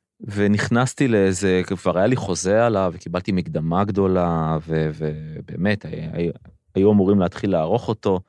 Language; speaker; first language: Hebrew; native; Hebrew